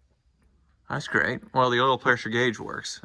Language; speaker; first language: English; native; English